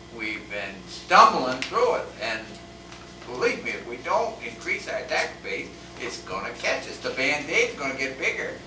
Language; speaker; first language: English; native; English